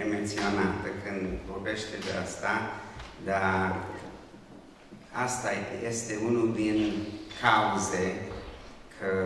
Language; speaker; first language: Romanian; non-native, local second language; Hungarian